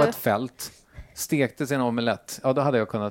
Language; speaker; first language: Swedish; native; Swedish